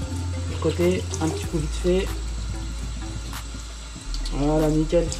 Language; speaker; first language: French; native; French